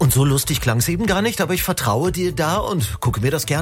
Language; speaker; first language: German; native; German